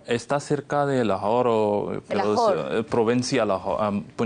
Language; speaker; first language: Spanish; non-native, fluent; Urdu